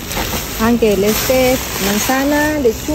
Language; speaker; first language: Spanish; non-native, learner; Filipino